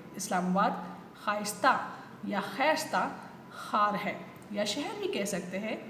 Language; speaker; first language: Urdu; non-native, local second language; Pashto